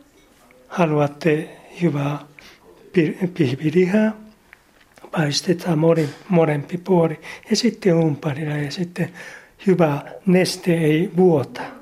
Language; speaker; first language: Finnish; non-native, learner; Japanese